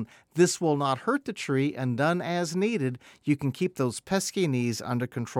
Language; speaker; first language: English; native; English